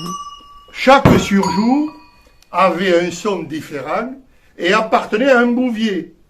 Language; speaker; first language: French; native; French